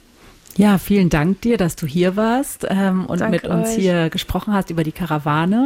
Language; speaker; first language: German; native; German